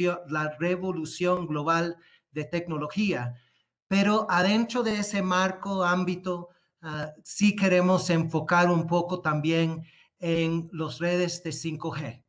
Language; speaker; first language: Spanish; non-native, fluent; English